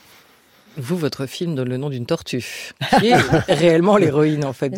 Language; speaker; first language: French; native; French